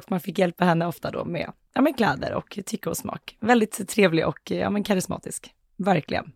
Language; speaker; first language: Swedish; native; Swedish